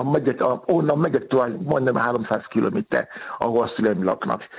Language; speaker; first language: Hungarian; non-native, fluent; Yoruba